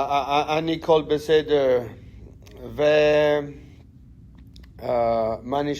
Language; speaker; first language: Hebrew; non-native, learner; English